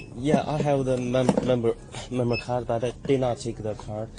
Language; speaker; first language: English; non-native, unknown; Chinese